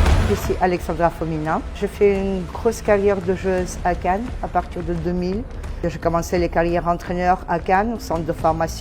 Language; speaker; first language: French; non-native, fluent; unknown